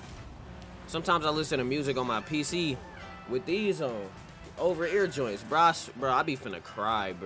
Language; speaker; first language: English; native; English